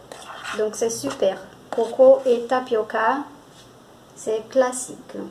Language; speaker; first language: French; non-native, fluent; Portuguese